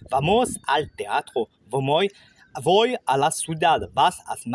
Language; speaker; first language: Spanish; non-native, learner; French